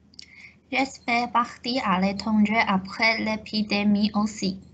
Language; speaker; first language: French; non-native, learner; Chinese